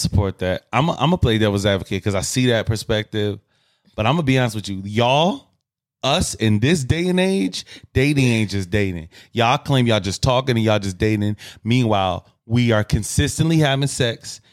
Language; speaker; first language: English; native; English